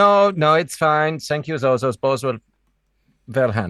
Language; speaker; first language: English; native; English